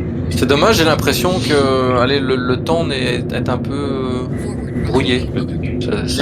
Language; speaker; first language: French; native; French